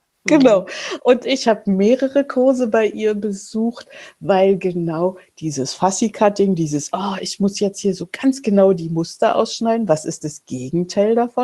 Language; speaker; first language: German; native; German